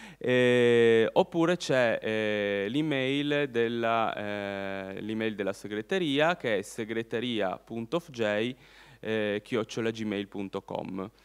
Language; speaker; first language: Italian; native; Italian